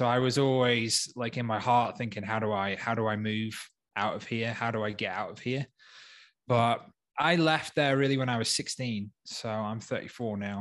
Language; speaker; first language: English; native; English